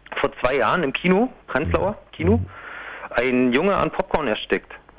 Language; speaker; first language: German; native; German